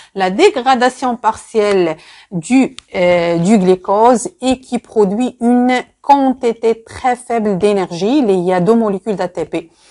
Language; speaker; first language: French; non-native, local second language; Arabic